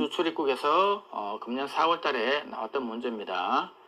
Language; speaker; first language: Korean; native; Korean